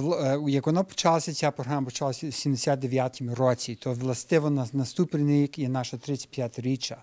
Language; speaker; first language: Ukrainian; early bilingual, heritage; Ukrainian